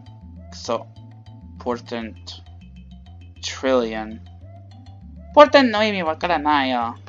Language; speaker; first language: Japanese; non-native, learner; English